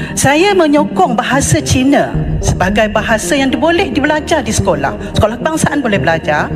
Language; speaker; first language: Malay; native; Malay